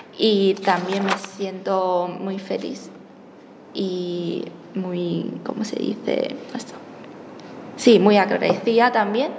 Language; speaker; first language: Spanish; non-native, fluent; Chinese